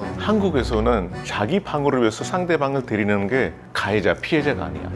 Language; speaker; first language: Korean; non-native, fluent; Hindi